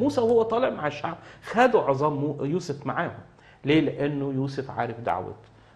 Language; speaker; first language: Arabic; native; Arabic